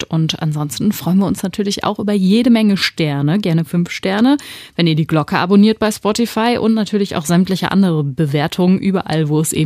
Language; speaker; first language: German; native; German